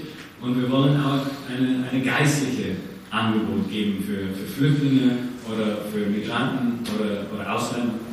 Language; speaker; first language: German; non-native, fluent; English